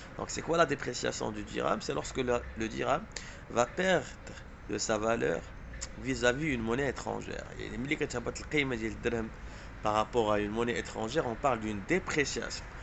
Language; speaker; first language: French; non-native, local second language; Arabic